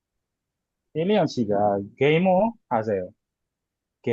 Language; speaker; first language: Korean; non-native, learner; Burmese